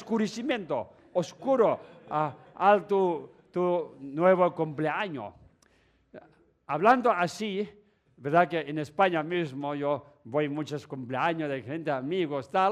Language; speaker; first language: Spanish; non-native, learner; Tibetan